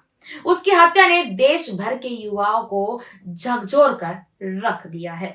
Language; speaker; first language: Hindi; native; Hindi